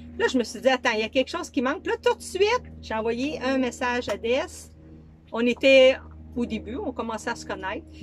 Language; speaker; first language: French; native; French